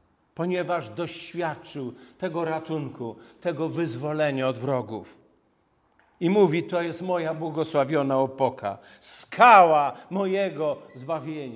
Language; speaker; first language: Polish; native; Polish